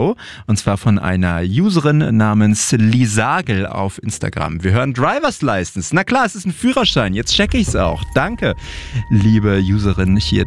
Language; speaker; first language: German; native; German